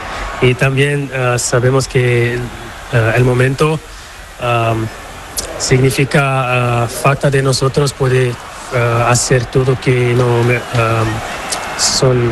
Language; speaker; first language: Spanish; non-native, learner; Portuguese